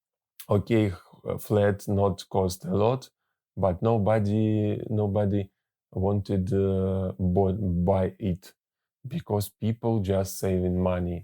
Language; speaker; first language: English; non-native, learner; Russian